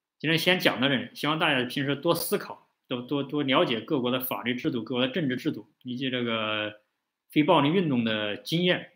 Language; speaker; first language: Chinese; native; Chinese